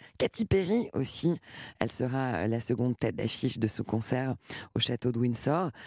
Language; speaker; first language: French; native; French